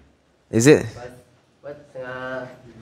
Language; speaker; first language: English; non-native, learner; Indonesian